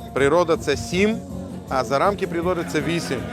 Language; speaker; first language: Ukrainian; non-native, local second language; Russian